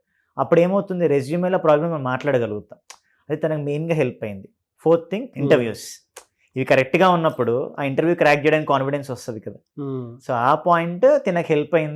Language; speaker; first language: Telugu; native; Telugu